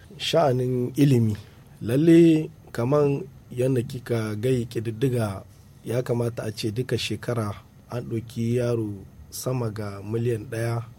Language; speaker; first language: Hausa; native; Hausa